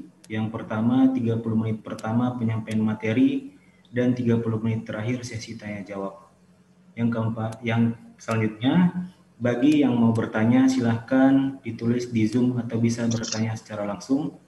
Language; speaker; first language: Indonesian; native; Indonesian